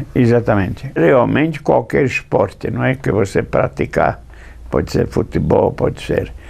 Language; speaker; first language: Portuguese; non-native, fluent; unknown